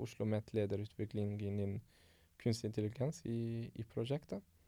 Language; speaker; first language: Norwegian; non-native, fluent; Arabic